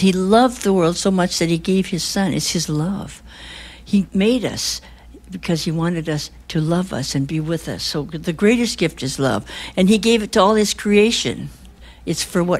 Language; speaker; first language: English; early bilingual, other home language; Chinese